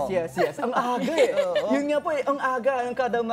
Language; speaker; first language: Filipino; non-native, fluent; Japanese